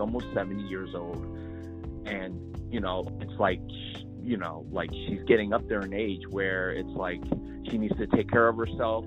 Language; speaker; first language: English; native; English